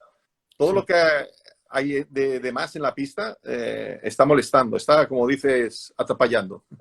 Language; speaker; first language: Spanish; native; Spanish